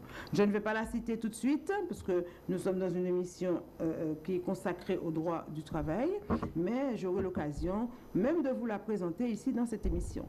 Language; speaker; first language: French; native; French